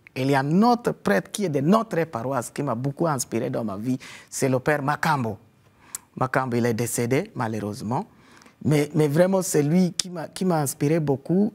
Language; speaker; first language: French; non-native, fluent; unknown